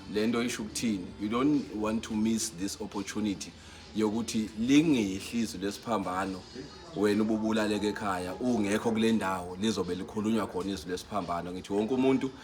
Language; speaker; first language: Zulu; non-native, local second language; Xhosa